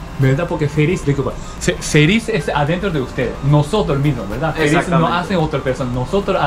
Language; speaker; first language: Spanish; non-native, learner; Japanese